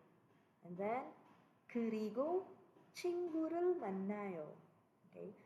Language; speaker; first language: Korean; non-native, fluent; Cebuano